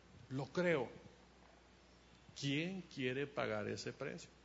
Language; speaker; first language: Spanish; native; Spanish